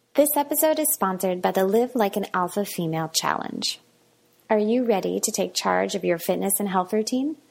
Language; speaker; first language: English; native; English